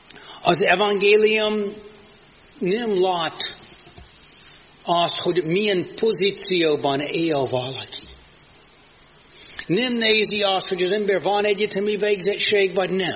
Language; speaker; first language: Hungarian; non-native, fluent; English